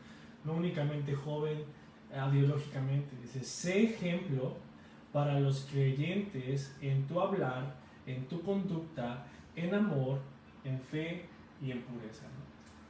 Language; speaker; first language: Spanish; native; Spanish